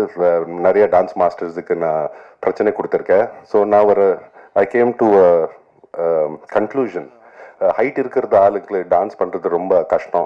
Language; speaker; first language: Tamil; non-native, local second language; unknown